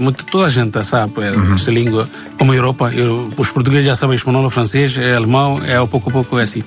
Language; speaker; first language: Portuguese; non-native, learner; Bangla